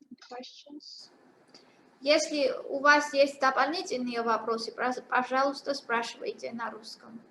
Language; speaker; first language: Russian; non-native, fluent; Georgian